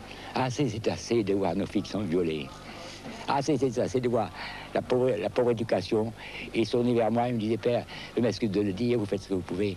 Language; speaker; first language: French; native; French